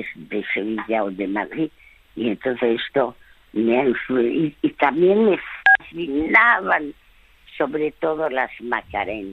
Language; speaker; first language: Spanish; early bilingual, other home language; French